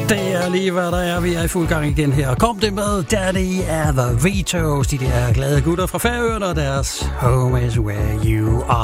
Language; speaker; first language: Danish; native; Danish